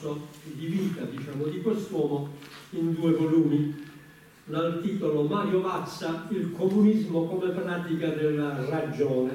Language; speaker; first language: Italian; native; Italian